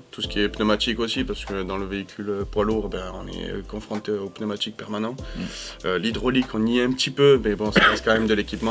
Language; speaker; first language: French; native; French